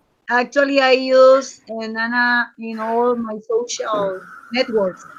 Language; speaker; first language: English; non-native, learner; Spanish